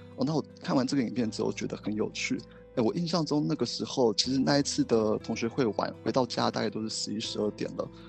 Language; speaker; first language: Chinese; native; Chinese